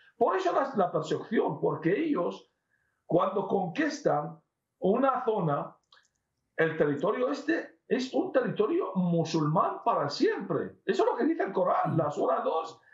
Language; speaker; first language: Spanish; non-native, fluent; Arabic